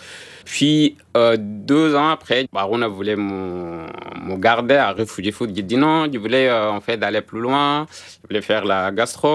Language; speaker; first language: French; non-native, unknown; Arabic